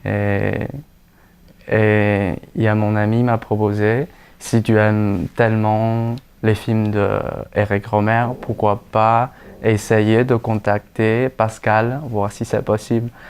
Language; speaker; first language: French; non-native, fluent; Chinese